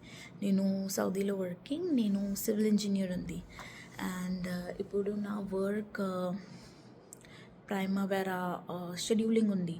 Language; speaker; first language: Telugu; non-native, learner; Marathi